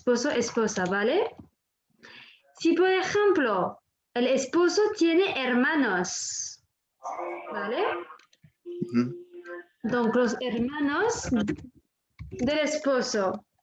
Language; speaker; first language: Spanish; non-native, fluent; French